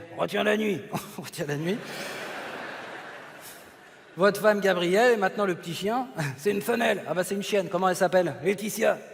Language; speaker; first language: French; native; French